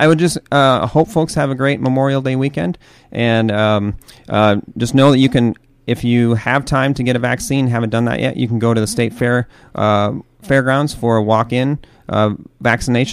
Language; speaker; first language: English; native; English